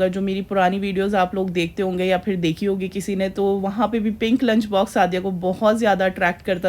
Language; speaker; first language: Hindi; native; Hindi